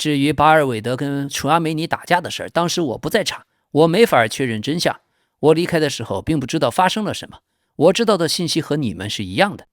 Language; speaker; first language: Chinese; native; Chinese